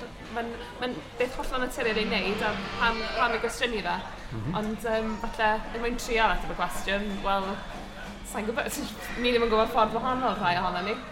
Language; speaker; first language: Welsh; native; Welsh